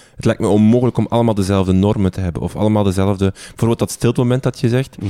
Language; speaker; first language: Dutch; native; Dutch